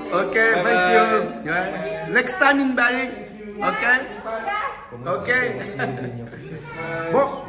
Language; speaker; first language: English; non-native, learner; French